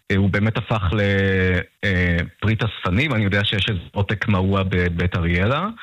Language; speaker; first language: Hebrew; early bilingual, other home language; Russian